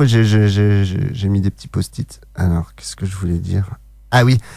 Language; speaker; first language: French; native; French